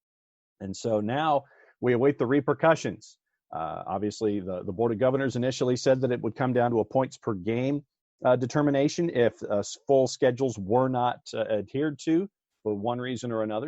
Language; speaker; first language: English; native; English